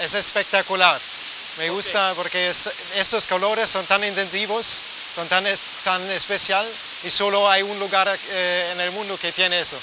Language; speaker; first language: Spanish; non-native, learner; German